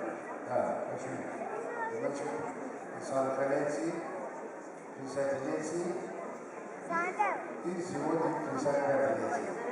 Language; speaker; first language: Russian; non-native, fluent; Azerbaijani